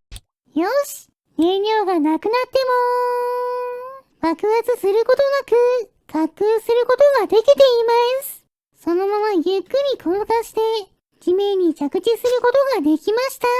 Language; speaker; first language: Japanese; native; Japanese